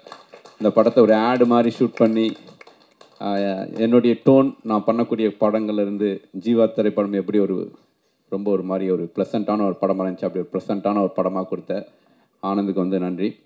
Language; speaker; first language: Tamil; native; Tamil